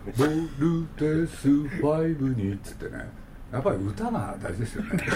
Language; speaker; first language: Japanese; native; Japanese